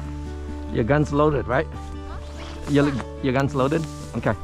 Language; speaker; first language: English; native; English